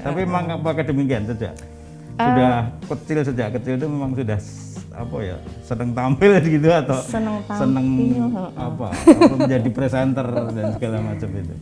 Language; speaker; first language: Indonesian; native; Indonesian